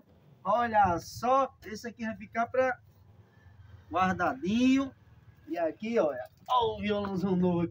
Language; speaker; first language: Portuguese; native; Portuguese